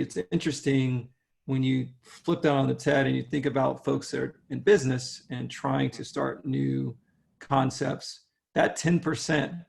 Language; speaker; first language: English; native; English